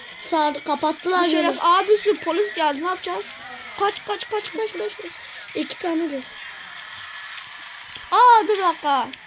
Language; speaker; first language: Turkish; native; Turkish